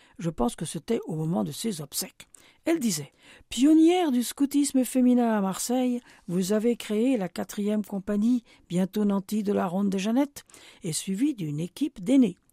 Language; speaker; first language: French; native; French